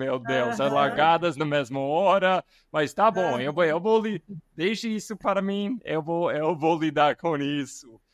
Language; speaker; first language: Portuguese; non-native, fluent; English